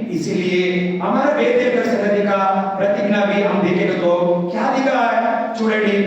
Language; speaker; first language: Hindi; non-native, local second language; Telugu